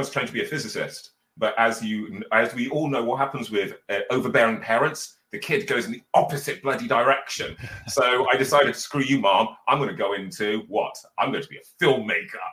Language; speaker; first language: English; native; English